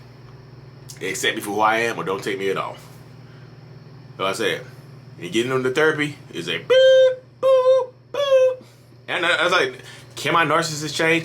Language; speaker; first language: English; native; English